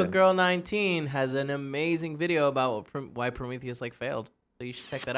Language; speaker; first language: English; native; English